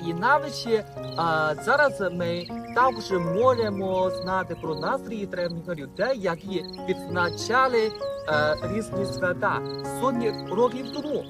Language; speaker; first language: Ukrainian; non-native, fluent; Chinese